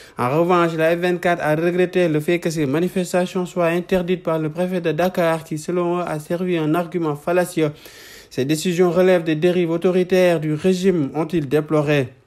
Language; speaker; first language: French; non-native, local second language; Wolof